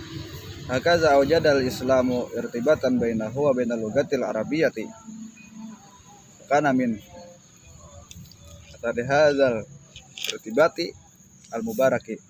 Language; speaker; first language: Arabic; non-native, learner; Indonesian